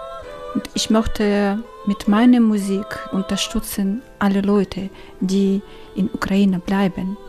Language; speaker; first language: German; non-native, learner; Ukrainian